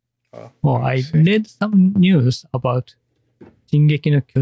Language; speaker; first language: English; non-native, learner; Japanese